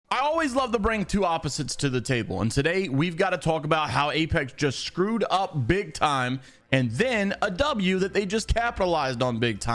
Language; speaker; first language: English; native; English